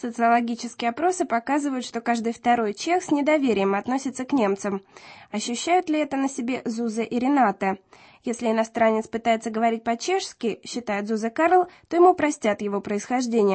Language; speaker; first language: Russian; native; Russian